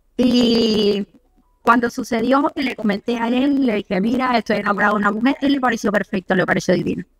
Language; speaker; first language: Spanish; native; Spanish